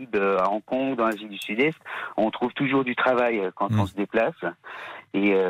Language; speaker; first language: French; native; French